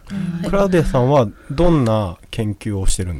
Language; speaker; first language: Japanese; native; Japanese